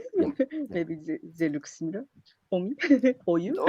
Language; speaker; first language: English; non-native, learner; Japanese